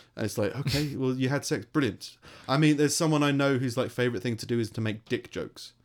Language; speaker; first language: English; native; English